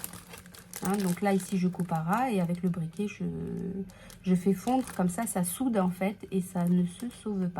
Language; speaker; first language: French; native; French